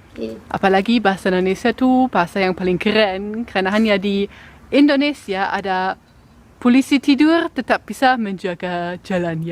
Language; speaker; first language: Indonesian; non-native, fluent; German